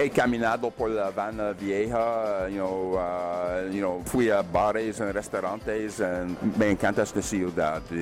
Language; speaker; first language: Spanish; non-native, learner; English